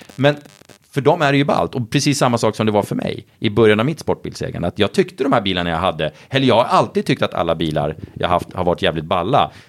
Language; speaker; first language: Swedish; native; Swedish